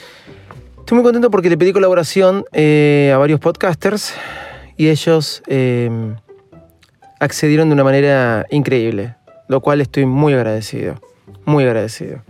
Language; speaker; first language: Spanish; native; Spanish